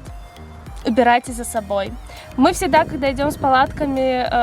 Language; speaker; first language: Russian; early bilingual, heritage; Russian